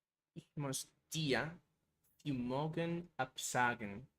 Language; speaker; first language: German; non-native, learner; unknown